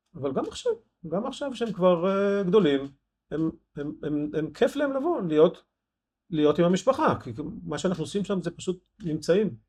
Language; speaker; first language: Hebrew; native; Hebrew